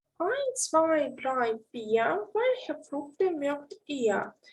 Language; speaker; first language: German; non-native, fluent; Ukrainian